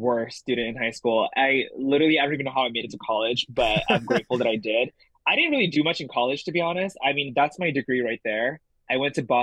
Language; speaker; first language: English; early bilingual, other home language; Indonesian